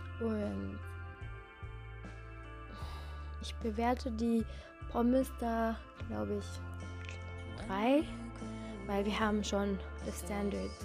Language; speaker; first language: German; non-native, fluent; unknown